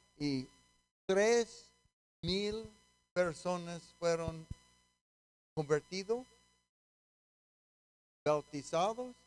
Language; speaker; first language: Spanish; non-native, fluent; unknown